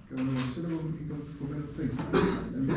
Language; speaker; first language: Spanish; native; Spanish